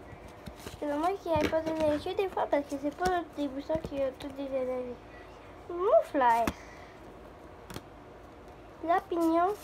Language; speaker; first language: French; native; French